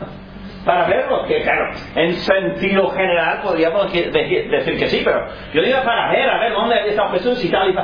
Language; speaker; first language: Spanish; non-native, fluent; English